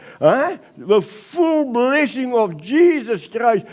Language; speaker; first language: English; non-native, local second language; Afrikaans